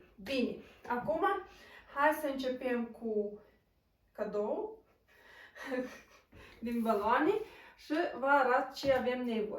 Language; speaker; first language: Romanian; non-native, local second language; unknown